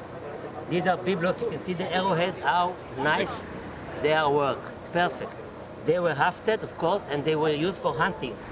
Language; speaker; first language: English; non-native, fluent; Hebrew